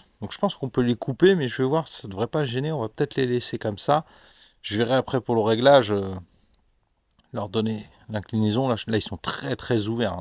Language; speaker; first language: French; native; French